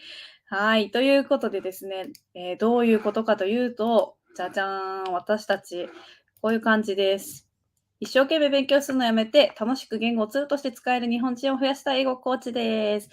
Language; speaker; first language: Japanese; native; Japanese